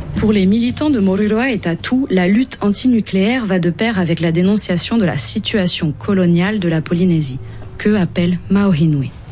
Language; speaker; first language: French; native; French